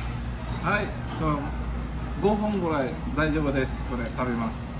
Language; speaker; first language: Japanese; non-native, learner; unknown